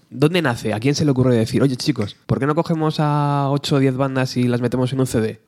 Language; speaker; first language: Spanish; native; Spanish